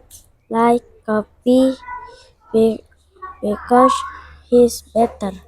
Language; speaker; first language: English; non-native, learner; Indonesian